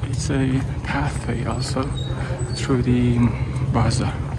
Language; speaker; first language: English; non-native, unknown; Persian